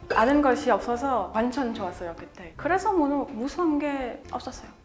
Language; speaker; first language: Korean; non-native, fluent; French